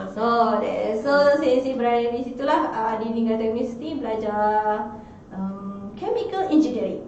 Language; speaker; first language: Malay; native; Malay